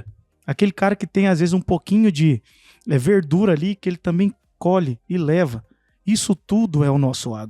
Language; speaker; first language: Portuguese; native; Portuguese